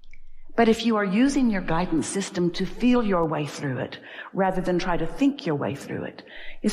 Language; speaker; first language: English; native; English